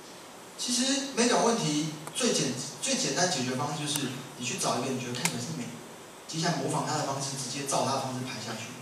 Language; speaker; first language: Chinese; native; Chinese